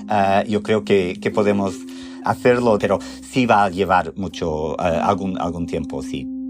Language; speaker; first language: Spanish; non-native, fluent; Portuguese